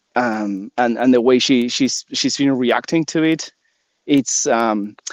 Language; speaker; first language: English; non-native, fluent; Spanish